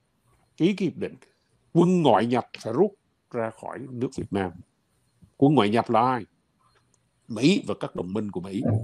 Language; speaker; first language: Vietnamese; native; Vietnamese